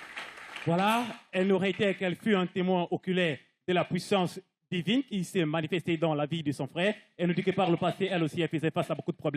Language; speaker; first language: French; non-native, local second language; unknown